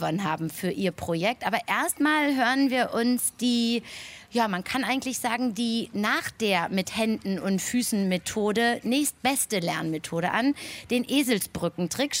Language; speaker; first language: German; native; German